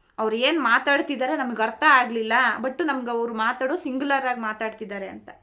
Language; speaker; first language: Kannada; non-native, local second language; Telugu